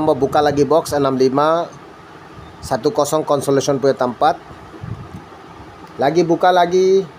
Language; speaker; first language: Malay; non-native, learner; Bangla